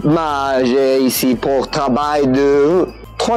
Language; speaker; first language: French; non-native, learner; Spanish